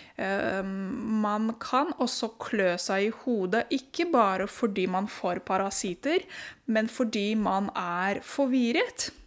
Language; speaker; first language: Norwegian; non-native, fluent; Romanian